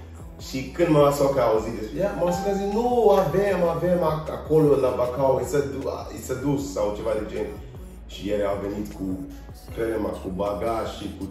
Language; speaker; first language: Romanian; non-native, learner; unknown